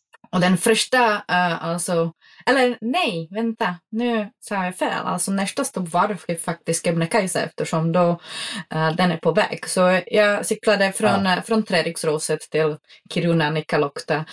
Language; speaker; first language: Swedish; non-native, fluent; Czech